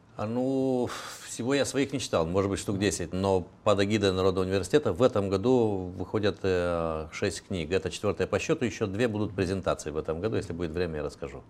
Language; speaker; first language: Russian; non-native, local second language; Romanian